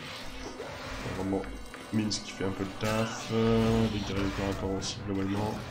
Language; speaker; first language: French; native; French